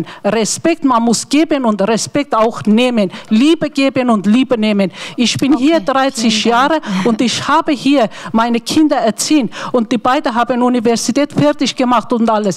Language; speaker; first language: German; non-native, learner; Armenian